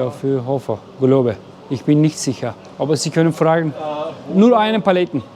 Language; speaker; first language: German; non-native, learner; Turkish